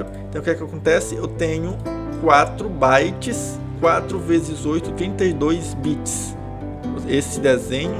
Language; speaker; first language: Portuguese; native; Portuguese